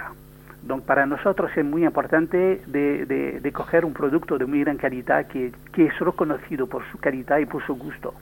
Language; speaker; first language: Spanish; non-native, learner; French